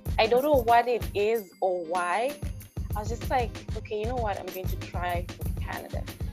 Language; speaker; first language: English; non-native, local second language; Shona